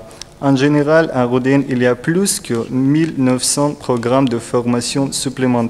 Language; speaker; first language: French; non-native, learner; Russian